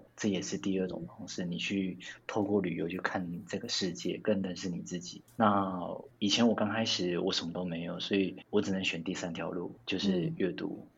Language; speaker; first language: Chinese; native; Chinese